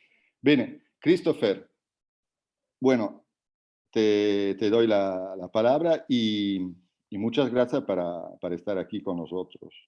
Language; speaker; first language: Spanish; non-native, fluent; Italian